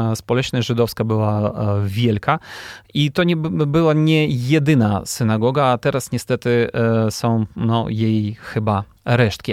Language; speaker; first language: Polish; non-native, fluent; Ukrainian